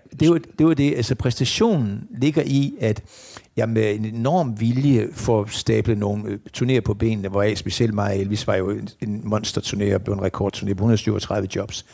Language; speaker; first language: Danish; native; Danish